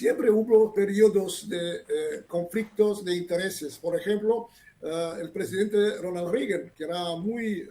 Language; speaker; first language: Spanish; non-native, fluent; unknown